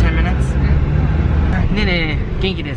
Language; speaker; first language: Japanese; non-native, learner; English